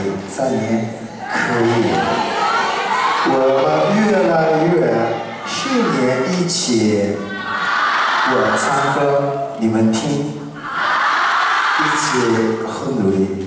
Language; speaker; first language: Chinese; non-native, learner; Korean